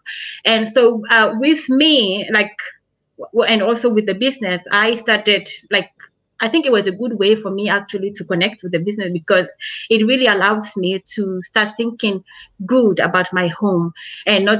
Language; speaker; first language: English; early bilingual, other home language; Krio